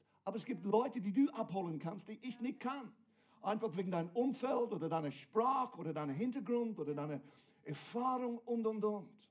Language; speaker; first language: German; non-native, fluent; English